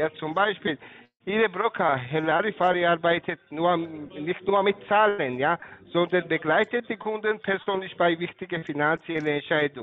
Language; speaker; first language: German; non-native, learner; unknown